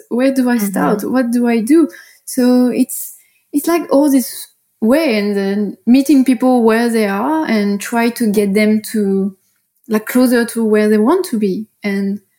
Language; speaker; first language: English; non-native, fluent; French